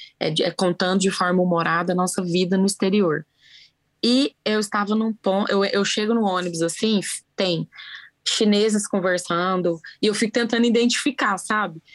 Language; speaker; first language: Portuguese; native; Portuguese